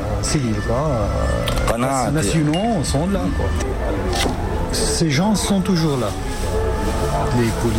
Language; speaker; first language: French; non-native, fluent; Arabic